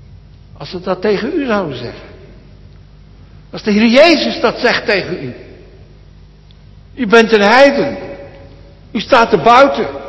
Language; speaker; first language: Dutch; native; Dutch